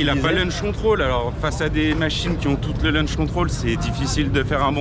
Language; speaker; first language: French; native; French